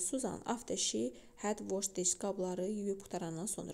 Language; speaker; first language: English; non-native, fluent; Azerbaijani